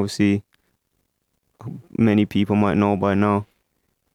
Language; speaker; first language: English; native; English